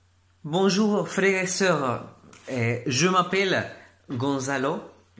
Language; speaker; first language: French; non-native, fluent; Spanish